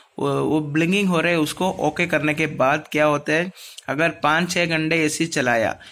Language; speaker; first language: Hindi; non-native, local second language; Malayalam